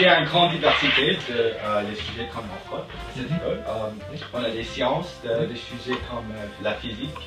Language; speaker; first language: French; non-native, learner; English